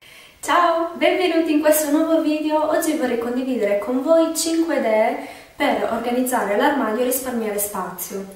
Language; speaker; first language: Italian; native; Italian